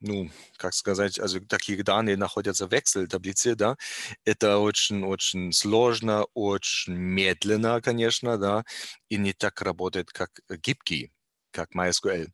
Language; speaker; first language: Russian; non-native, learner; German